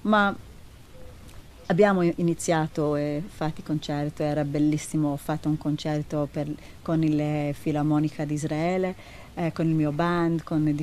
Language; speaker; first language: Italian; non-native, learner; Hebrew